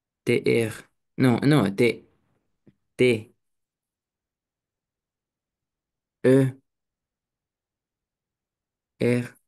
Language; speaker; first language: French; non-native, learner; Romanian